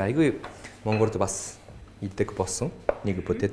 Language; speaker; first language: Mongolian; non-native, fluent; Japanese